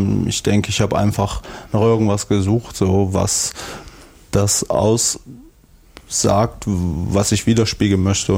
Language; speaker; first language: German; native; German